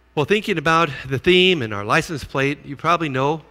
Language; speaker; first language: English; native; English